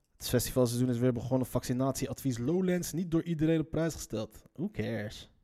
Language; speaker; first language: Dutch; early bilingual, other home language; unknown